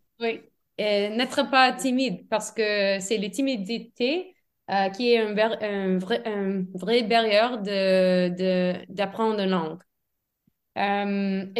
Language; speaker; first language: French; non-native, fluent; English